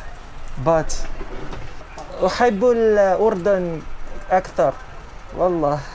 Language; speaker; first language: Arabic; non-native, learner; Thai